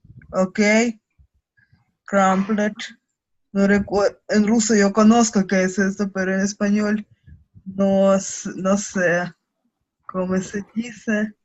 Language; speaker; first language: Spanish; non-native, learner; Russian